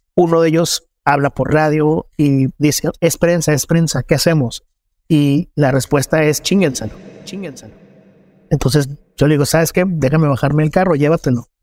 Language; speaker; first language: Spanish; native; Spanish